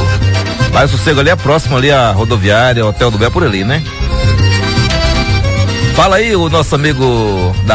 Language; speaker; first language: Portuguese; native; Portuguese